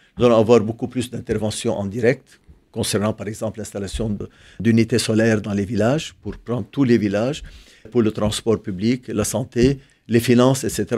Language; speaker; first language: French; non-native, local second language; Arabic